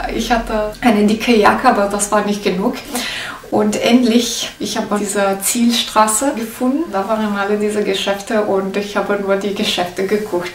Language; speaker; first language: German; non-native, learner; Italian